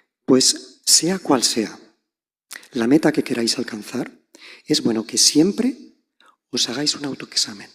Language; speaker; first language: Spanish; native; Spanish